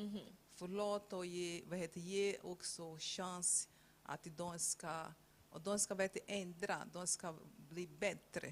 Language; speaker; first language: Swedish; non-native, fluent; Portuguese